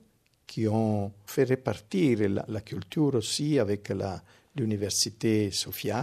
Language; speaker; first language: French; non-native, fluent; Italian